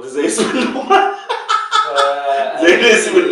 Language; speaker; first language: Arabic; native; Arabic